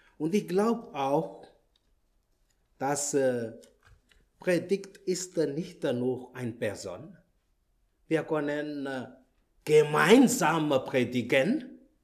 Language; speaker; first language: German; non-native, learner; Malagasy